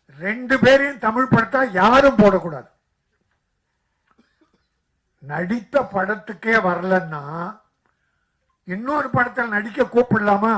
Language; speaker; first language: Tamil; native; Tamil